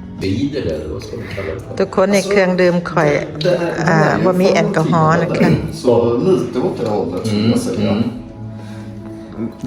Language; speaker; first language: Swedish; non-native, learner; Thai